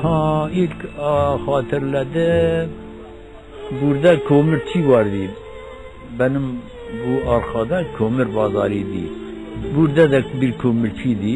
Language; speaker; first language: Turkish; non-native, local second language; Kurdish